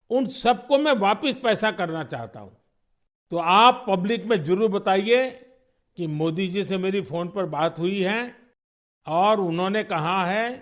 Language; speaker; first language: Hindi; non-native, local second language; Gujarati